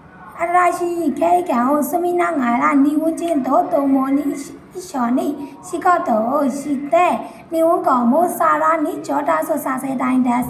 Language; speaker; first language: Japanese; non-native, learner; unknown